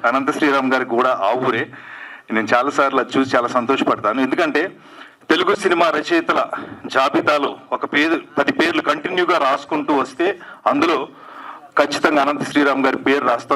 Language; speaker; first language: Telugu; native; Telugu